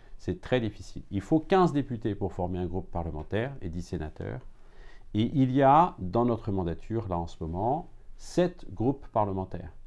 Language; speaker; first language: French; native; French